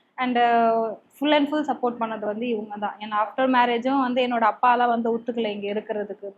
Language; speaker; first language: Tamil; non-native, fluent; Nepali